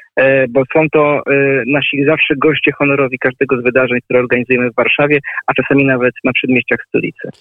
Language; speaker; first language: Polish; native; Polish